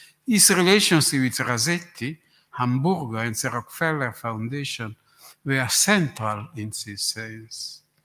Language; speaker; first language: English; non-native, learner; Italian